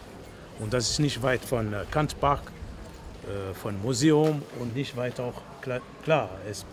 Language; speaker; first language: German; non-native, learner; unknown